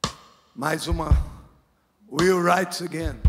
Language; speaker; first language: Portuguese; non-native, fluent; English